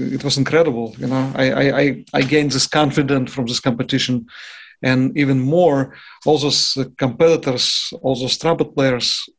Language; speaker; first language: English; non-native, fluent; Russian